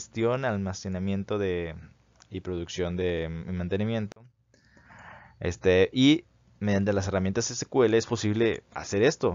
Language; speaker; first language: Spanish; native; Spanish